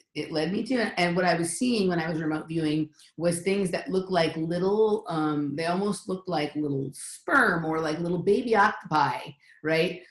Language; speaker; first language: English; native; English